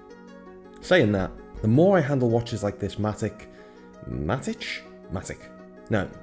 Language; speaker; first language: English; native; English